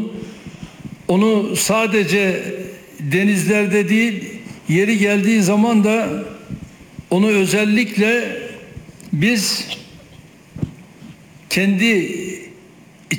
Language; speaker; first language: Turkish; native; Turkish